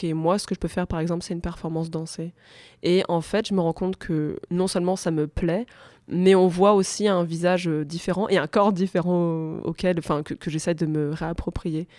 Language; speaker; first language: French; native; French